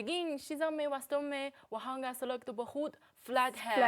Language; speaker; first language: Hindi; non-native, learner; Chinese